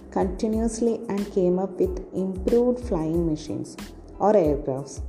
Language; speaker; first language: English; non-native, local second language; Malayalam